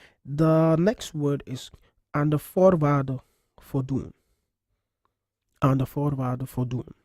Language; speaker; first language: Dutch; non-native, fluent; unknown